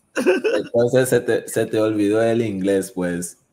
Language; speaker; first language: Spanish; native; Spanish